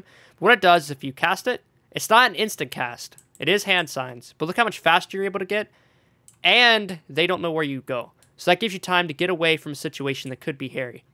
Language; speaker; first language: English; native; English